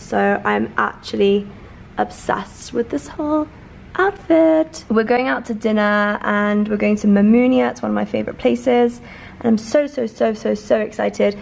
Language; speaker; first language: English; early bilingual, other home language; Persian